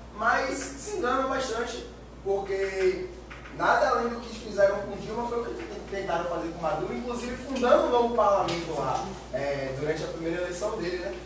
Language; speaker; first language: Portuguese; native; Portuguese